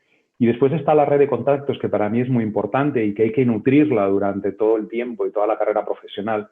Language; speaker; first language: Spanish; native; Spanish